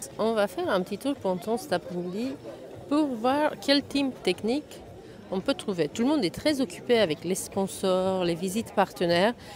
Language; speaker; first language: French; native; French